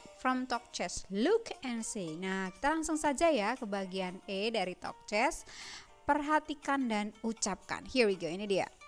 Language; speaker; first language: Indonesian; native; Indonesian